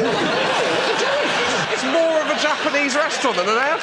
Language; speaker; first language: English; native; English